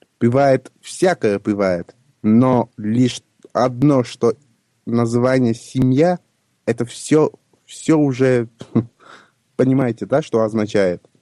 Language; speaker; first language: Russian; non-native, local second language; Armenian